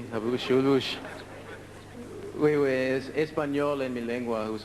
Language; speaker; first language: French; non-native, learner; Spanish